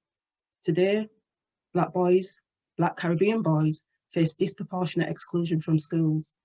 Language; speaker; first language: English; native; English